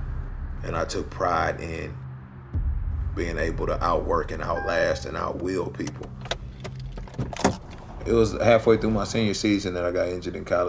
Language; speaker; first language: English; early bilingual, other home language; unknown